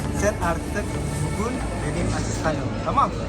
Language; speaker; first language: Turkish; non-native, fluent; Indonesian